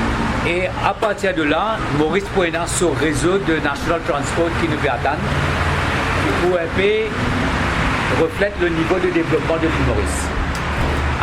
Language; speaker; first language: French; non-native, local second language; Morisyen